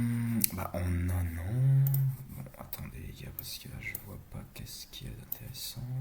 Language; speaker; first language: French; native; French